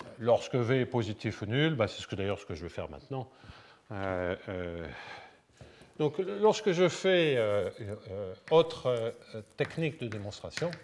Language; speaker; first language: French; native; French